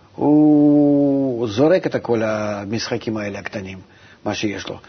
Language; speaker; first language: Hebrew; non-native, fluent; Russian